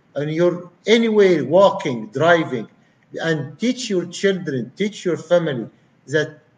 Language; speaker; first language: English; non-native, fluent; Arabic